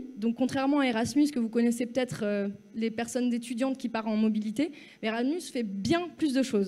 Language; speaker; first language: French; native; French